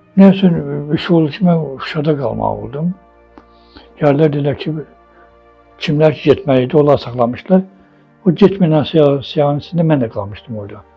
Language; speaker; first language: Azerbaijani; non-native, local second language; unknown